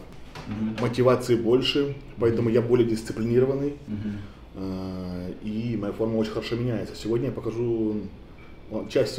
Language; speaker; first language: Russian; native; Russian